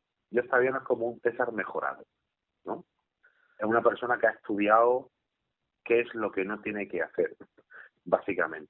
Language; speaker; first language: Spanish; native; Spanish